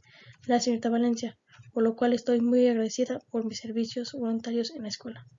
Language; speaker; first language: Spanish; early bilingual, heritage; Spanish